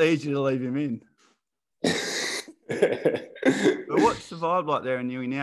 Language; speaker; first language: English; native; English